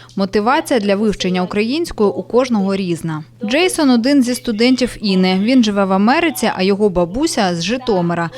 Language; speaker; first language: Ukrainian; native; Ukrainian